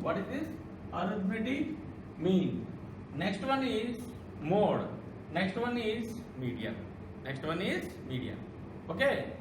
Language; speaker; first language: English; non-native, local second language; Telugu